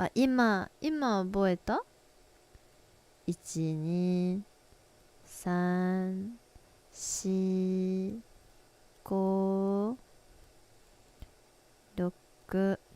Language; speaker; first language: Japanese; non-native, learner; English